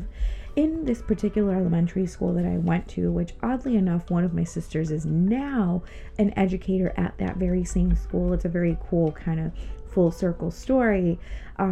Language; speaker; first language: English; native; English